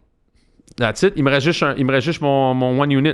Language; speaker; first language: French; native; French